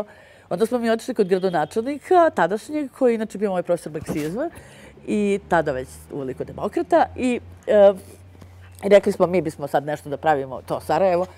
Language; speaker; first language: Serbian; native; Serbian